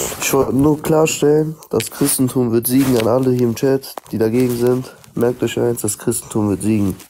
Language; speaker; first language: German; non-native, fluent; Persian